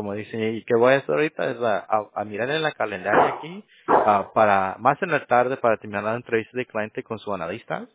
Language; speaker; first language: Spanish; early bilingual, heritage; Spanish